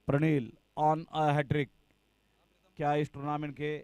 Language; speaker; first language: Hindi; non-native, local second language; Marathi